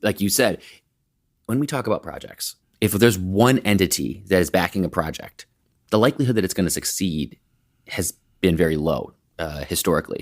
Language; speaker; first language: English; native; English